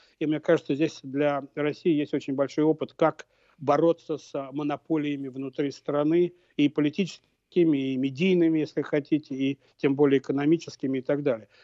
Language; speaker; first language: Russian; native; Russian